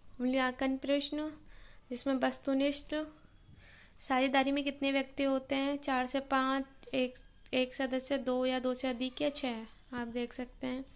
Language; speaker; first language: Hindi; native; Hindi